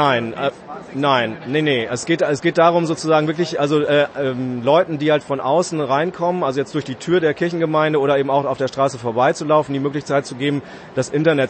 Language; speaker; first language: German; native; German